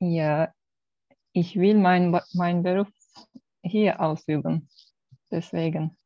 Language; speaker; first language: German; non-native, learner; Turkish